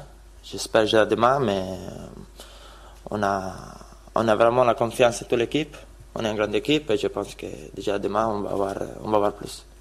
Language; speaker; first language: French; non-native, fluent; Italian